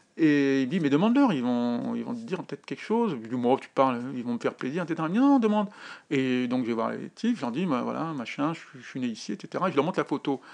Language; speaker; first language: French; native; French